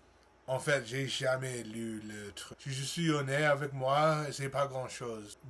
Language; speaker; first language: French; non-native, learner; English